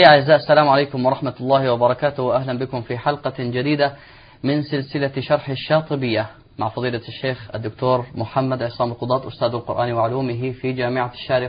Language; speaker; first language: Arabic; native; Arabic